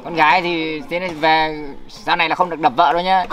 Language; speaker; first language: Vietnamese; native; Vietnamese